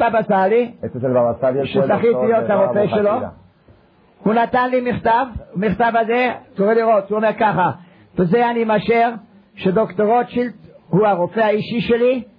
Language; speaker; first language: Hebrew; non-native, fluent; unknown